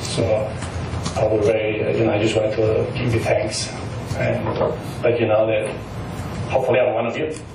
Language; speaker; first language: English; non-native, fluent; Spanish